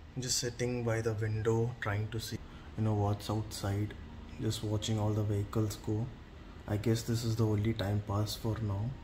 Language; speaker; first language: English; non-native, local second language; Tamil